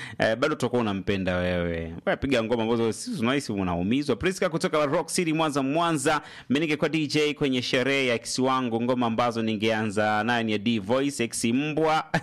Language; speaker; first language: Swahili; native; Swahili